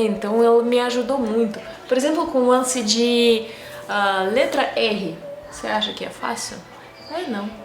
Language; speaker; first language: Portuguese; non-native, fluent; Russian